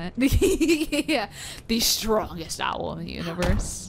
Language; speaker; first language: English; native; English